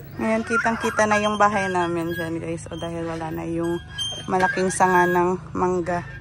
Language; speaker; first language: Filipino; non-native, local second language; Hiligaynon